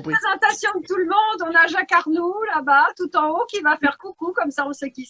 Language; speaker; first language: French; native; French